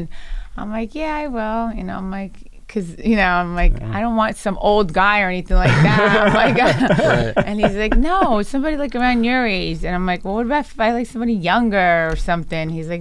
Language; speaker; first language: English; early bilingual, other home language; Italian